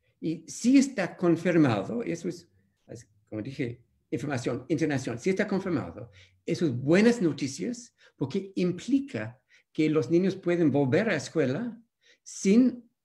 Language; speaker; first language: Spanish; non-native, fluent; English